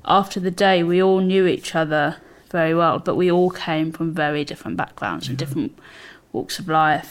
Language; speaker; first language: English; native; English